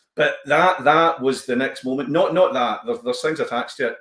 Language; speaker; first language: English; native; English